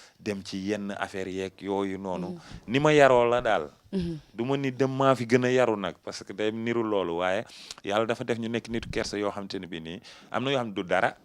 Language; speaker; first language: Wolof; non-native, local second language; Fula